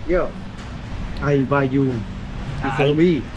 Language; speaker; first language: English; non-native, learner; Vietnamese